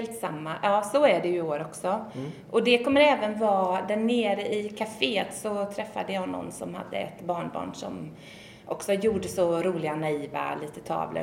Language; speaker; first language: Swedish; native; Swedish